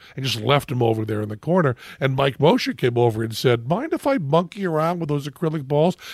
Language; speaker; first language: English; native; English